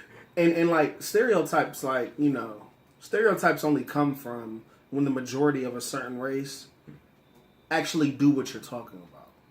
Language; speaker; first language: English; native; English